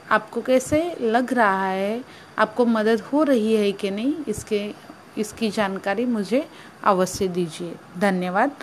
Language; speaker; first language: Hindi; non-native, local second language; Marathi